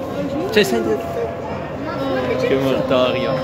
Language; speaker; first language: Italian; native; Italian